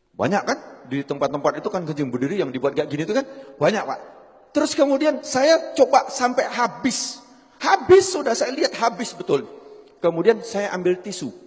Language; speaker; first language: Indonesian; non-native, local second language; Javanese